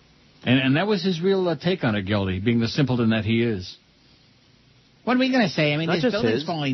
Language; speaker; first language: English; native; English